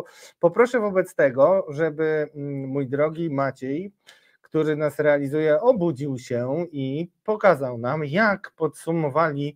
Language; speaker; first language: Polish; native; Polish